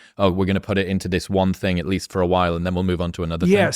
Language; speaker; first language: English; native; English